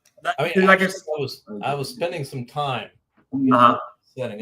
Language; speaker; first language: English; native; English